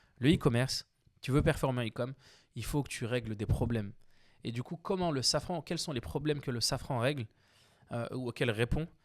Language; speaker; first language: French; early bilingual, other home language; Arabic